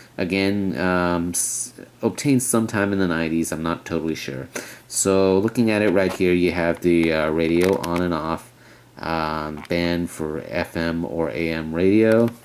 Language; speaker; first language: English; native; English